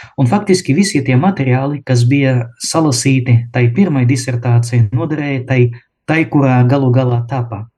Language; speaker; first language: Latvian; non-native, local second language; Russian